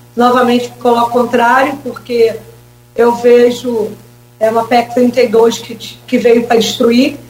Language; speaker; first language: Portuguese; native; Portuguese